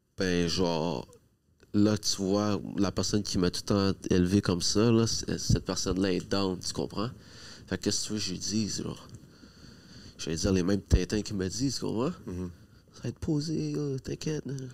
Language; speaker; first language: French; native; French